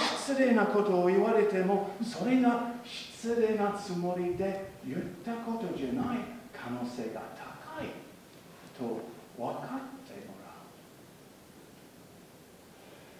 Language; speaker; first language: Japanese; non-native, fluent; English